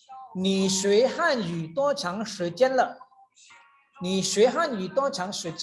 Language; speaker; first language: Chinese; non-native, fluent; Indonesian